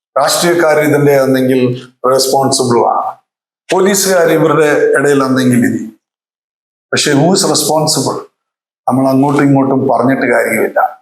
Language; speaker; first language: Malayalam; early bilingual, heritage; Malayalam